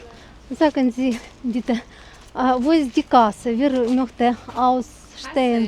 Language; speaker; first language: German; non-native, learner; Russian